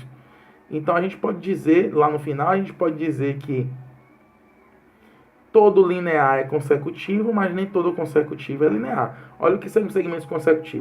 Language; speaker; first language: Portuguese; native; Portuguese